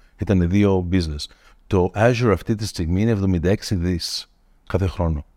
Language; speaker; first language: Greek; early bilingual, heritage; Greek